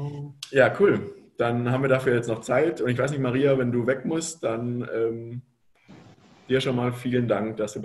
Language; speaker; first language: German; native; German